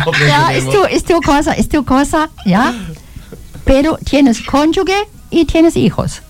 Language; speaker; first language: Spanish; non-native, learner; German